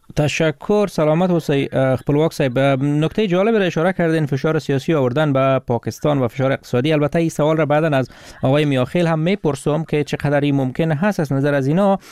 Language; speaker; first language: Persian; native; Persian